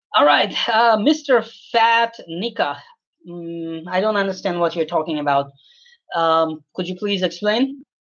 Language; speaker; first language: English; non-native, local second language; Urdu